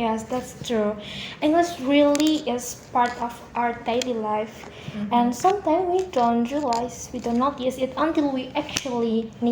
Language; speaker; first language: English; non-native, learner; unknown